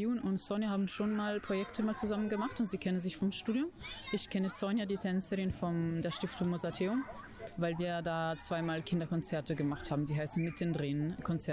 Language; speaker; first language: German; non-native, fluent; Italian